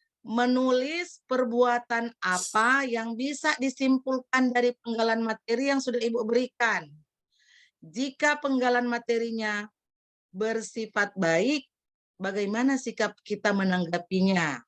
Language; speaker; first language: Indonesian; native; Indonesian